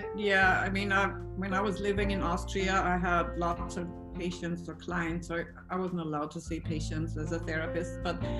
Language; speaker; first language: English; non-native, fluent; German